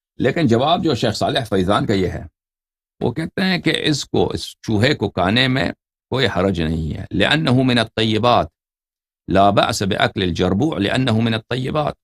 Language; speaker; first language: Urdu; non-native, fluent; Persian